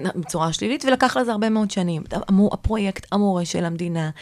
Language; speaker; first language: Hebrew; native; Hebrew